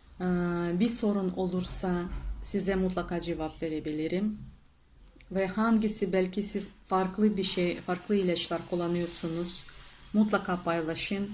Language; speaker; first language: Turkish; non-native, learner; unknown